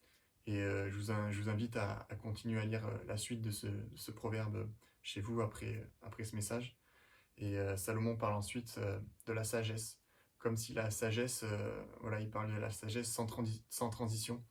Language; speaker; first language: French; native; French